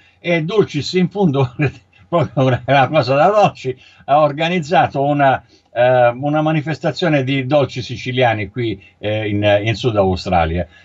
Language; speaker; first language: Italian; native; Italian